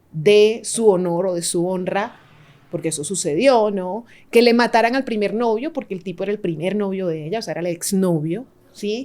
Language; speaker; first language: Spanish; native; Spanish